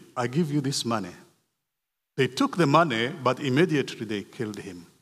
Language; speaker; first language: English; non-native, local second language; Kinyarwanda